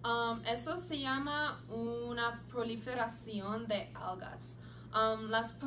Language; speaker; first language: Spanish; non-native, learner; English